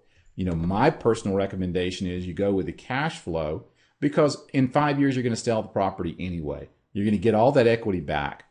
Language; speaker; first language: English; native; English